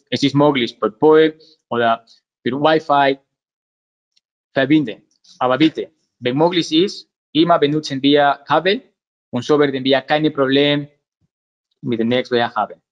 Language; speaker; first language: German; non-native, learner; Spanish